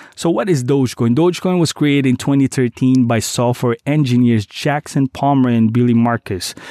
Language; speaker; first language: English; non-native, local second language; Cebuano